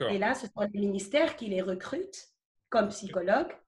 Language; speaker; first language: French; non-native, local second language; Arabic